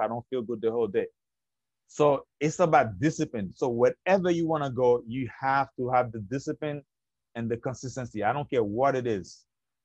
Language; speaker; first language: English; early bilingual, other home language; Haitian Creole